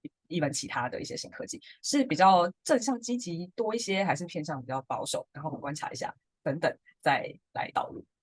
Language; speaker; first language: Chinese; native; Chinese